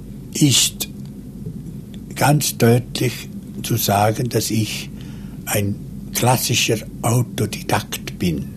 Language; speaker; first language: German; non-native, local second language; Romansh